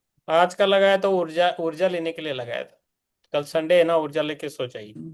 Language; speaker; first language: Hindi; native; Hindi